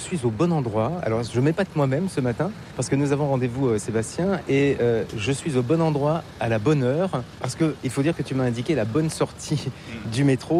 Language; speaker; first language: French; native; French